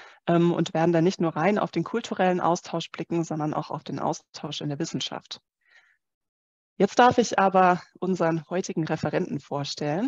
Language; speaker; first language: German; native; German